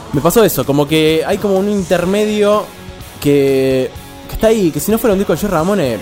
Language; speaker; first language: Spanish; native; Spanish